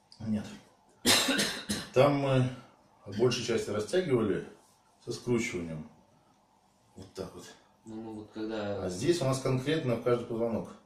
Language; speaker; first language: Russian; native; Russian